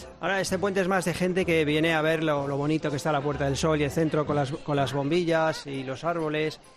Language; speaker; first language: Spanish; native; Spanish